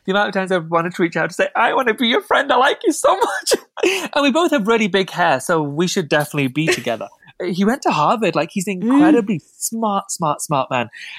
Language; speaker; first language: English; native; English